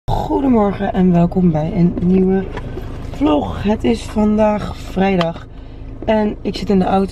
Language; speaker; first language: Dutch; native; Dutch